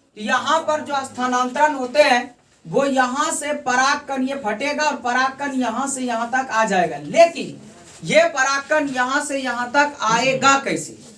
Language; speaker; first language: Hindi; native; Hindi